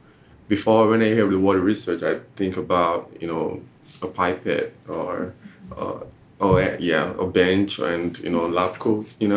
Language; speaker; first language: English; non-native, local second language; Yoruba